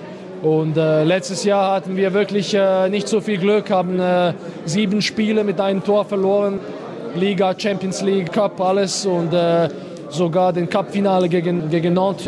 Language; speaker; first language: German; non-native, fluent; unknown